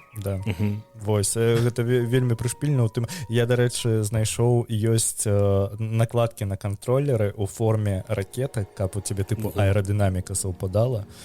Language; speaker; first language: Belarusian; native; Belarusian